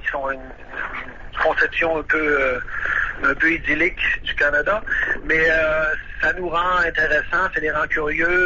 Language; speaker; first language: French; native; French